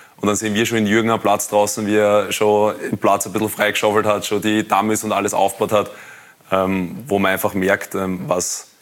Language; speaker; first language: German; native; German